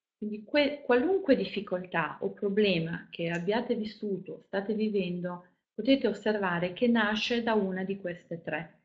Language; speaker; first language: Italian; non-native, fluent; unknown